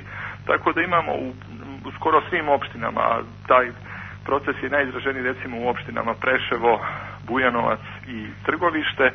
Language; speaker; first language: Croatian; native; Croatian